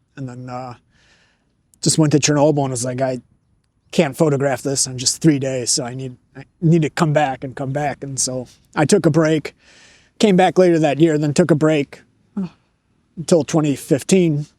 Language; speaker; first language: English; native; English